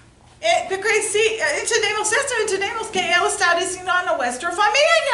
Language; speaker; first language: Spanish; non-native, learner; English